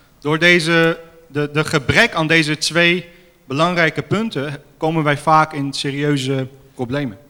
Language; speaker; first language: Dutch; non-native, fluent; Armenian